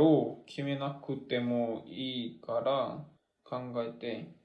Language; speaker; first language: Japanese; non-native, learner; Korean